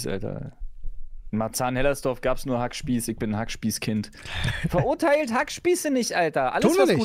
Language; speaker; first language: German; native; German